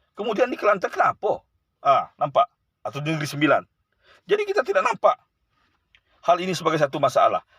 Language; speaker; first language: Malay; native; Malay